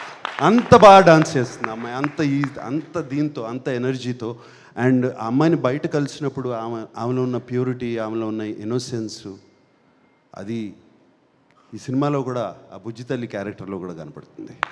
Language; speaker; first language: Telugu; native; Telugu